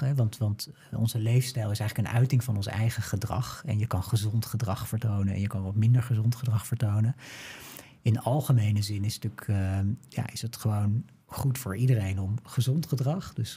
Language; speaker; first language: Dutch; native; Dutch